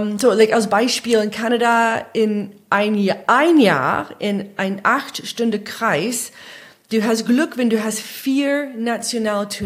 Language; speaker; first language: German; non-native, fluent; English